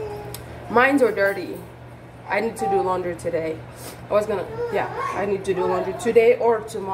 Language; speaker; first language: English; non-native, local second language; Haitian Creole